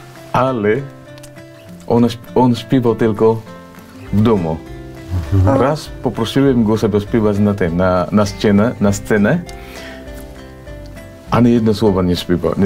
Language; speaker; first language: Polish; non-native, fluent; Cebuano